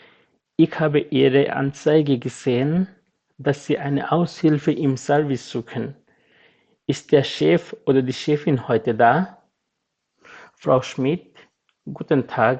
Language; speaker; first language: German; non-native, fluent; Bangla